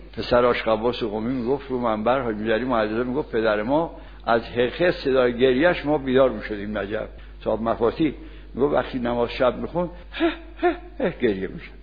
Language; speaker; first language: Persian; native; Persian